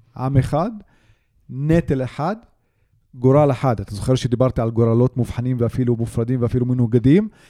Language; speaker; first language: Hebrew; non-native, local second language; Arabic